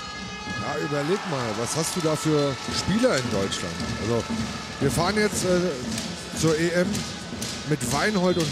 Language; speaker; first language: German; native; German